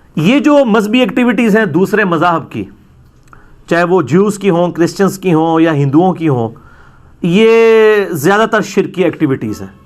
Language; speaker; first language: Urdu; non-native, local second language; Punjabi